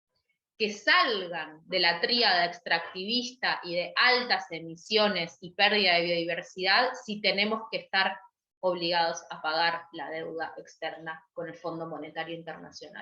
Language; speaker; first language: Spanish; native; Spanish